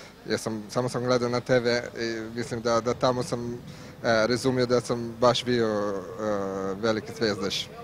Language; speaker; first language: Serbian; non-native, learner; Italian